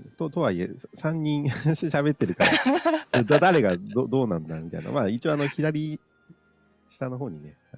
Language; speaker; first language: Japanese; native; Japanese